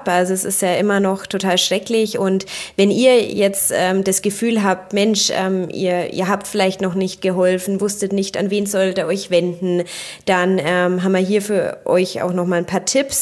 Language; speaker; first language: German; native; German